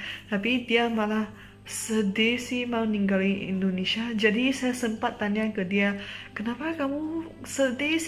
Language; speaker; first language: Indonesian; non-native, fluent; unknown